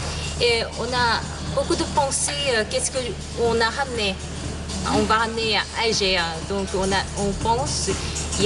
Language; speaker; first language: French; non-native, learner; Korean